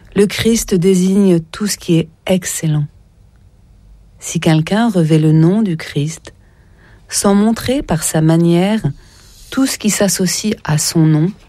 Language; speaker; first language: French; native; French